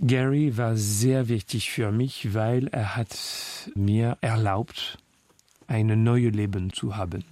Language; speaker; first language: German; non-native, fluent; French